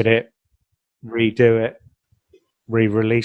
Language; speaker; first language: English; native; English